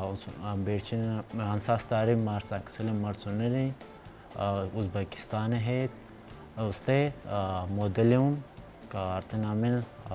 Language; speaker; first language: Armenian; non-native, learner; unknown